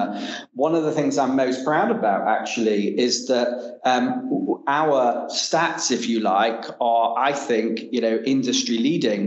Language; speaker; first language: English; native; English